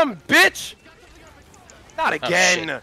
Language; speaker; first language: English; native; English